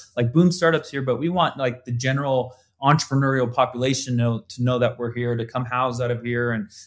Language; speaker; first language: English; native; English